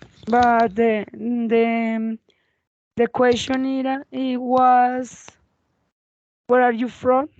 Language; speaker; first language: English; non-native, learner; Spanish